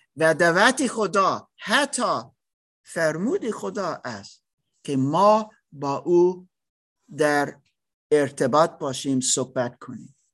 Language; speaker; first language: Persian; non-native, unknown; German